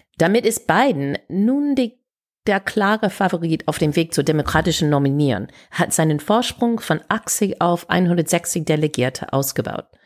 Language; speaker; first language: German; non-native, fluent; English